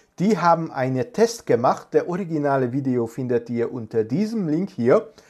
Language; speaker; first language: German; non-native, fluent; Hungarian